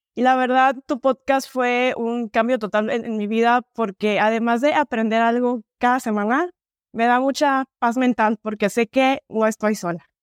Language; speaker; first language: Spanish; native; Spanish